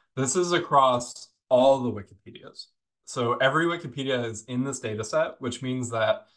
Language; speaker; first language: English; native; English